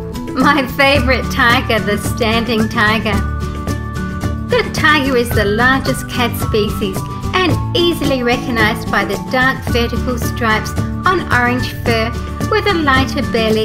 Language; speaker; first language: English; native; English